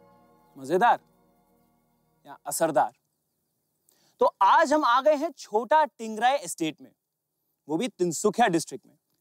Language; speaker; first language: Hindi; native; Hindi